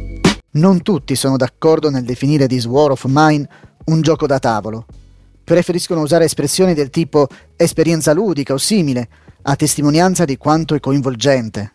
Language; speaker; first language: Italian; native; Italian